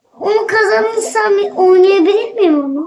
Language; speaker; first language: Turkish; native; Turkish